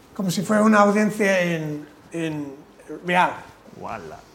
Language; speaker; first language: Spanish; non-native, fluent; English